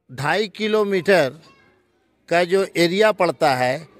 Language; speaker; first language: Hindi; native; Hindi